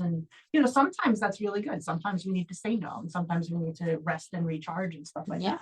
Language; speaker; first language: English; native; English